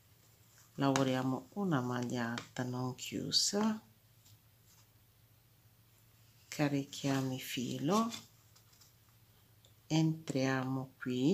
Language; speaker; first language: Italian; non-native, fluent; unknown